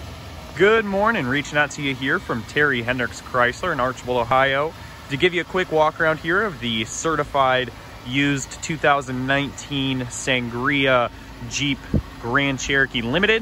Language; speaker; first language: English; native; English